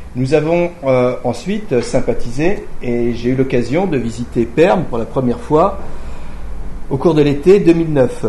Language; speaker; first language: French; native; French